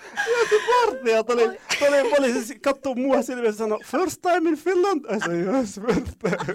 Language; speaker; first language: Finnish; non-native, fluent; Arabic